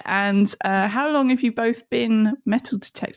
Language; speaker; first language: English; native; English